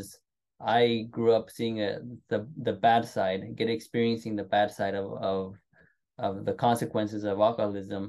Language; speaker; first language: English; native; English